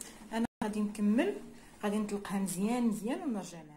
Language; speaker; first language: Arabic; native; Arabic